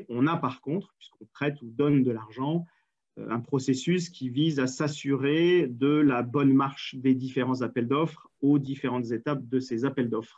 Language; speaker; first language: French; native; French